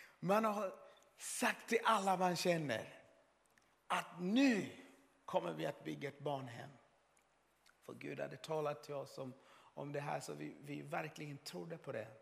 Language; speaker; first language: Swedish; non-native, fluent; Swahili